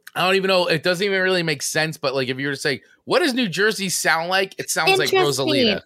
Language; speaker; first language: English; native; English